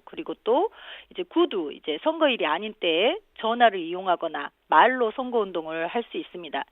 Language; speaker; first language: Korean; native; Korean